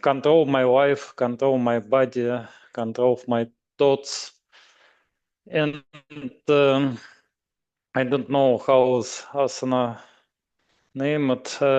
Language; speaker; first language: English; non-native, learner; Russian